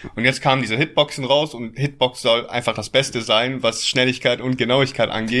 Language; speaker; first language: German; native; German